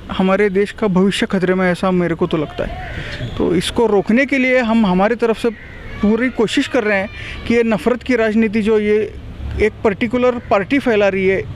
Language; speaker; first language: Hindi; non-native, local second language; Marathi